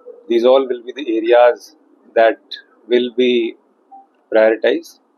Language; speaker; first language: English; non-native, local second language; Hindi